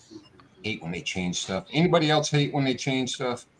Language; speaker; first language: English; native; English